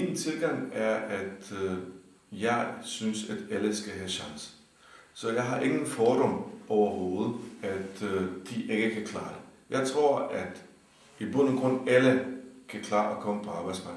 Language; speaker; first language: Danish; non-native, fluent; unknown